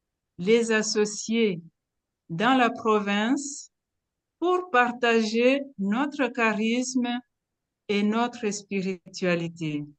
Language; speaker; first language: French; non-native, local second language; Kinyarwanda